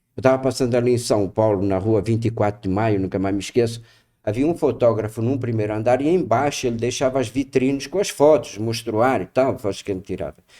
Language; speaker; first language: Portuguese; native; Portuguese